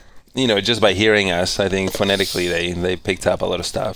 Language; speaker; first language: English; non-native, fluent; Spanish